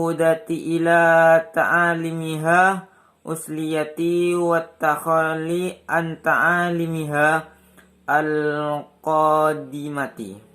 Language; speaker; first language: Arabic; non-native, learner; Indonesian